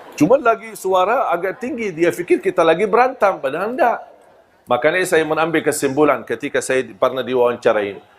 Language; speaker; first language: Malay; non-native, fluent; Arabic